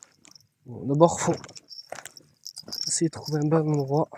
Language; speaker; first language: French; native; French